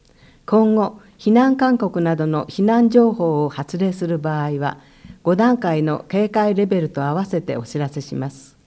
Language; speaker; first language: Japanese; native; Japanese